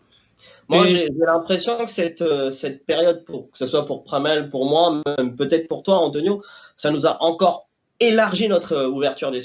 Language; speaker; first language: French; native; French